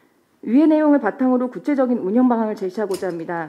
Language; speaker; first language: Korean; native; Korean